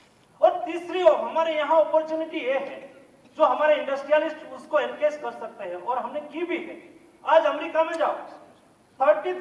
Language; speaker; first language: Hindi; non-native, local second language; Gujarati